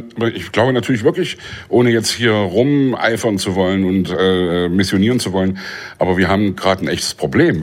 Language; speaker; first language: German; native; German